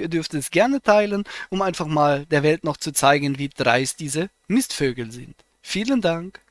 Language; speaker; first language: German; native; German